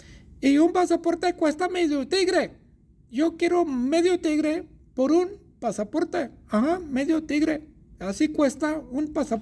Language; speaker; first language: Spanish; non-native, learner; English